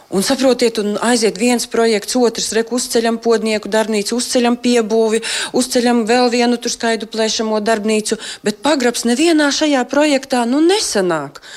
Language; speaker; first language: Latvian; native; Latvian